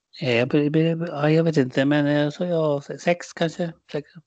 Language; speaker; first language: Swedish; non-native, fluent; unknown